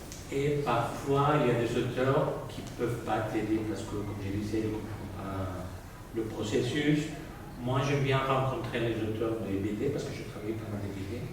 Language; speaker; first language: French; non-native, fluent; Spanish